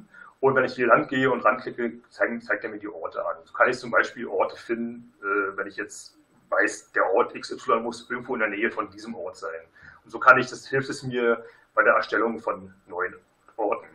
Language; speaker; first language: German; native; German